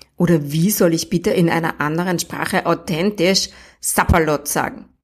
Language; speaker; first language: German; native; German